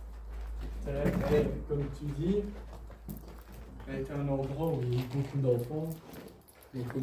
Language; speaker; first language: French; native; French